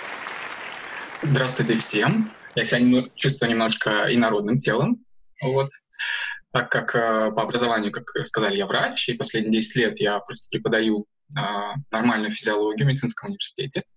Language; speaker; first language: Russian; native; Russian